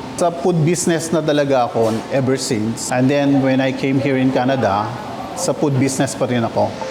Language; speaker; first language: Filipino; non-native, local second language; Pampanga